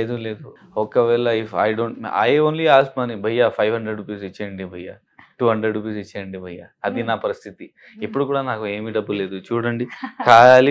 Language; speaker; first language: Telugu; non-native, local second language; Hindi